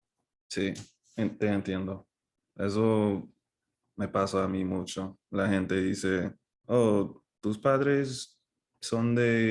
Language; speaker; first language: Spanish; non-native, fluent; English